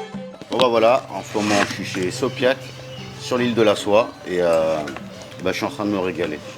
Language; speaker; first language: French; native; French